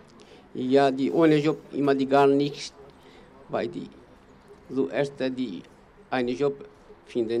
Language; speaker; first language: German; non-native, learner; Kurdish